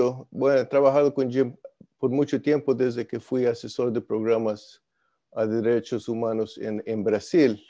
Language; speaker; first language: Spanish; non-native, fluent; English